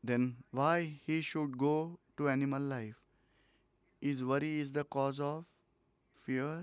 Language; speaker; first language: English; non-native, local second language; Marathi